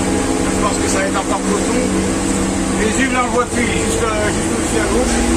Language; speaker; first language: French; native; French